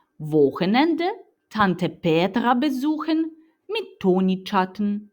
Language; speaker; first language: German; non-native, fluent; Ukrainian